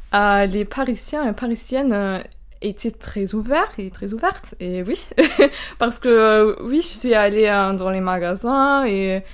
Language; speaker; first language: French; non-native, fluent; German